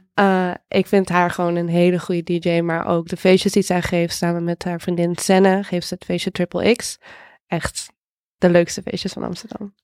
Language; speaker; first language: Dutch; native; Dutch